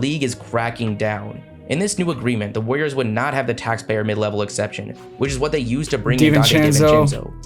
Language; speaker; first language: English; native; English